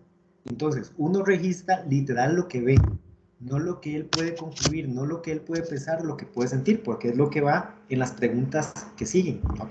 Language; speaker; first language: Spanish; native; Spanish